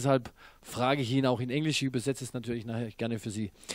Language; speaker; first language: German; native; German